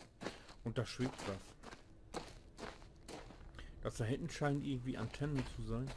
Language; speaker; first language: German; native; German